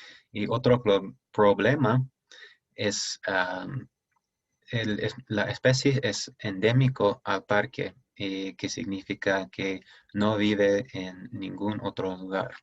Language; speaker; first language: Spanish; non-native, fluent; English